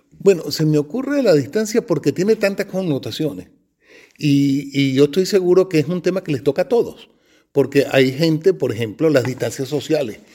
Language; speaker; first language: Spanish; native; Spanish